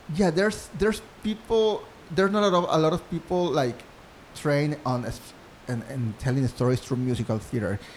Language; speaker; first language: English; non-native, fluent; Spanish